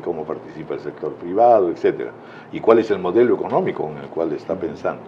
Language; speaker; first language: Spanish; native; Spanish